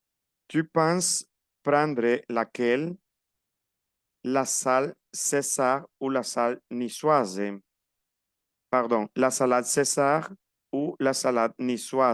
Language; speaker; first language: French; non-native, fluent; Spanish